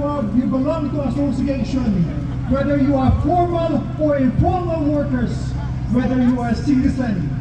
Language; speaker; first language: English; non-native, local second language; Filipino